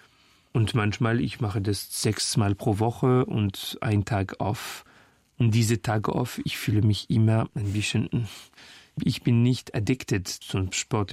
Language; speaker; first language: German; non-native, fluent; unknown